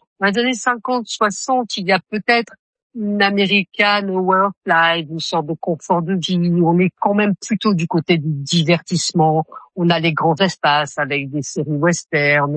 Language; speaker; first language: French; native; French